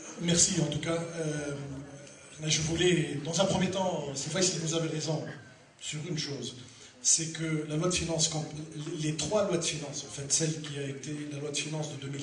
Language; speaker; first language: French; non-native, local second language; Arabic